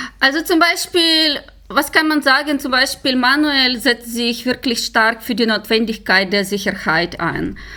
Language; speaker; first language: German; non-native, fluent; Ukrainian